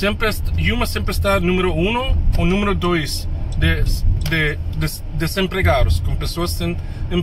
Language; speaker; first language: Portuguese; non-native, learner; English